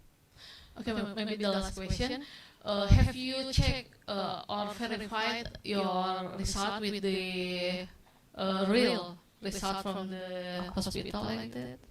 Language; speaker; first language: English; non-native, learner; Indonesian